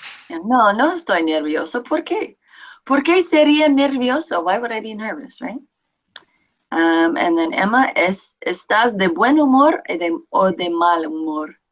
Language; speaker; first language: Spanish; non-native, fluent; English